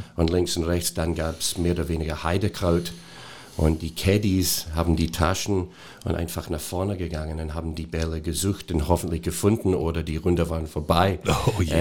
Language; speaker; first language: German; non-native, fluent; English